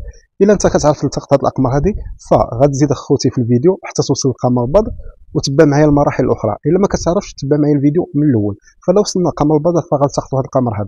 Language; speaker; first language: Arabic; native; Arabic